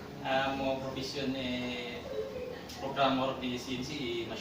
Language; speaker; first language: French; non-native, learner; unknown